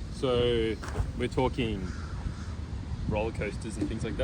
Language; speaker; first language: English; native; English